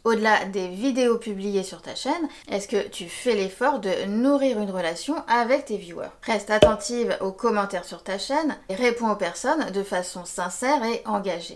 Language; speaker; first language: French; native; French